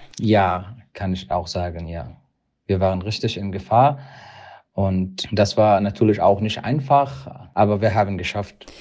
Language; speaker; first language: German; non-native, learner; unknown